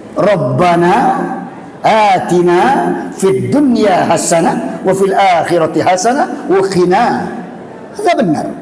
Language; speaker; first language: Malay; non-native, local second language; Buginese